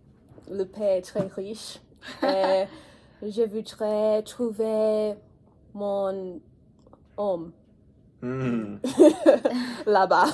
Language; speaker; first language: French; non-native, learner; English